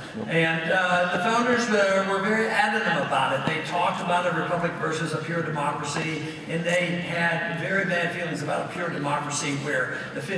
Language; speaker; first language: English; native; English